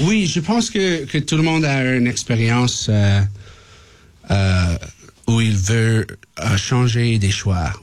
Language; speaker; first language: French; non-native, learner; English